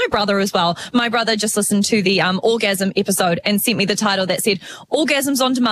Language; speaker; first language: English; native; English